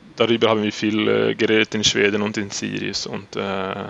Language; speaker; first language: German; non-native, learner; Swedish